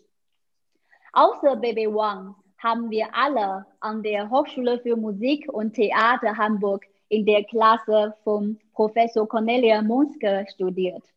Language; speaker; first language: German; non-native, fluent; Chinese